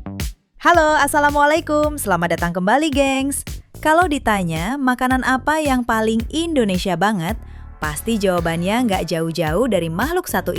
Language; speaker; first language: Indonesian; native; Indonesian